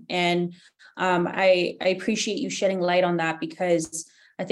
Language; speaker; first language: English; native; English